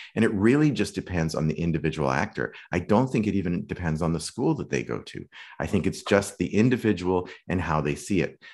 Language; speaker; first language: English; native; English